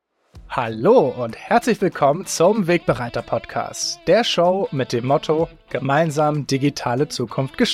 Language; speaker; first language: German; native; German